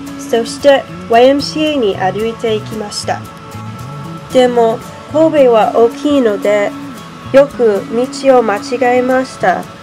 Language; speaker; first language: Japanese; non-native, learner; English